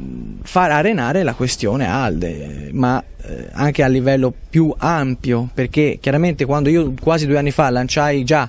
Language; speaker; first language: Italian; native; Italian